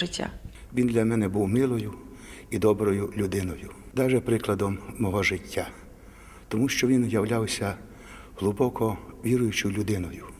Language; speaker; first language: Ukrainian; native; Ukrainian